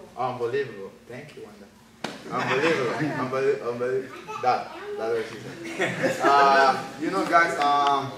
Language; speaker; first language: English; non-native, learner; Spanish